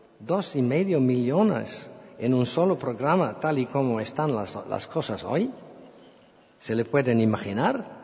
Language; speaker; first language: Spanish; non-native, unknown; English